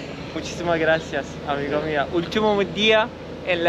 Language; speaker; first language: Spanish; non-native, learner; Turkish